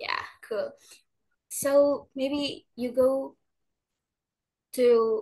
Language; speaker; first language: English; non-native, learner; Indonesian